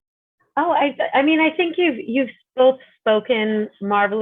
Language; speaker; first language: English; native; English